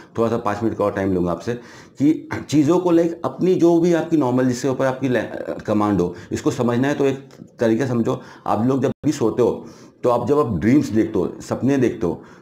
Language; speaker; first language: Hindi; native; Hindi